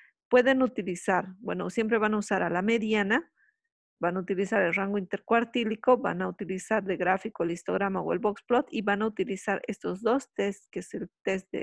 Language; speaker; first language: Spanish; native; Spanish